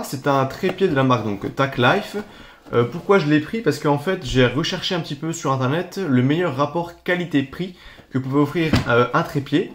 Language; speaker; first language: French; native; French